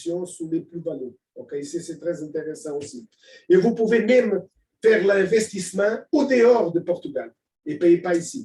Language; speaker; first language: French; non-native, fluent; Portuguese